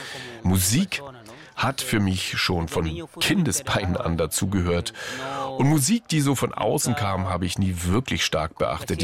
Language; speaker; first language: German; native; German